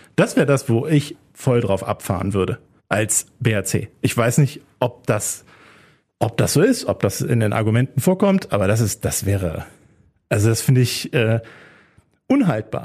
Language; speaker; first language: German; native; German